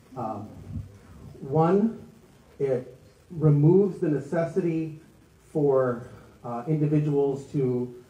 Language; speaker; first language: English; native; English